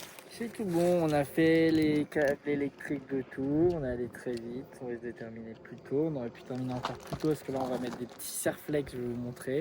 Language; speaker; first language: French; native; French